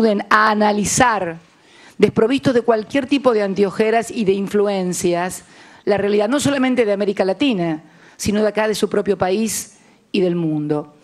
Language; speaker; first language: Spanish; native; Spanish